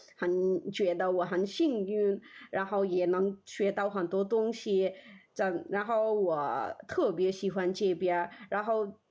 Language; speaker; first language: Chinese; non-native, fluent; Nepali